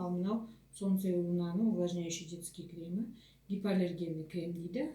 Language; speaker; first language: Russian; non-native, local second language; Kazakh